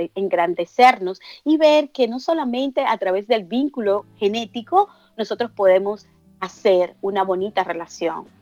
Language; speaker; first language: Spanish; native; Spanish